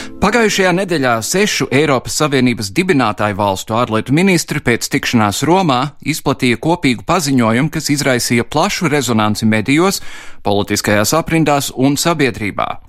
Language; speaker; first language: Latvian; early bilingual, heritage; Latvian